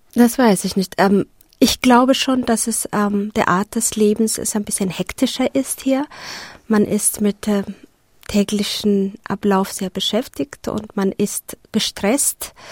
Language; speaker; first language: German; non-native, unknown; Amharic